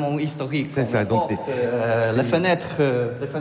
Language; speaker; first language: French; non-native, learner; Polish